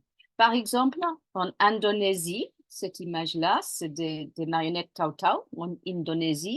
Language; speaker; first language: French; non-native, fluent; English